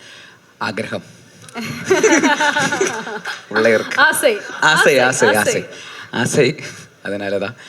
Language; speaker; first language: Tamil; non-native, learner; Malayalam